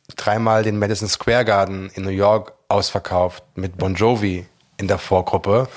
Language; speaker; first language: German; native; German